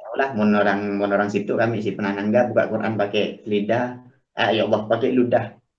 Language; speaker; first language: Malay; native; Malay